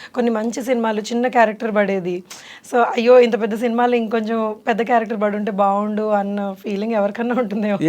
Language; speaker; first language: Telugu; native; Telugu